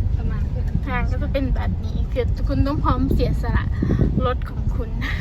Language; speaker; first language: Thai; native; Thai